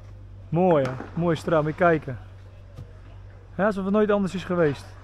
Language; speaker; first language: Dutch; native; Dutch